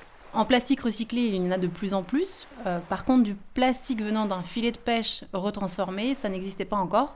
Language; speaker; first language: French; native; French